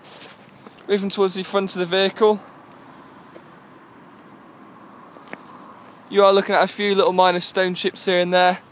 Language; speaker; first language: English; native; English